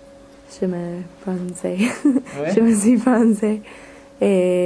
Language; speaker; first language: French; non-native, learner; English